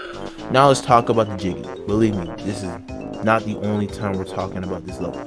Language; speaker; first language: English; native; English